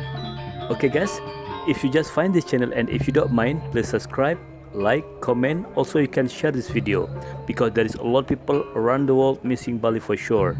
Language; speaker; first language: English; non-native, local second language; Indonesian